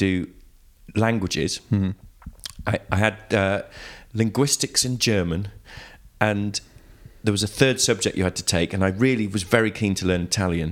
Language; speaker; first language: English; native; English